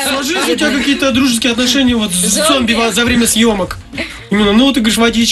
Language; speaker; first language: Russian; native; Russian